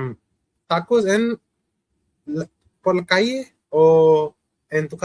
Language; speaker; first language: Spanish; non-native, fluent; Hindi